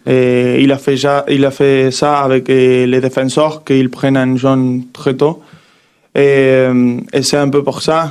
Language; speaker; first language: French; non-native, learner; Spanish